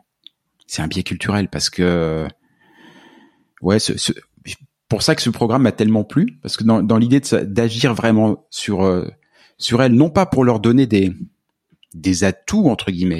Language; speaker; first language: French; native; French